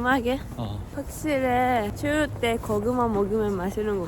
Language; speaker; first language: Korean; non-native, fluent; Japanese